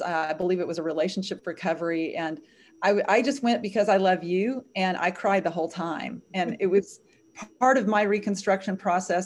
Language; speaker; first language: English; native; English